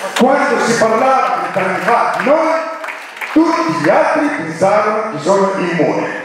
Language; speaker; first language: Italian; non-native, fluent; Arabic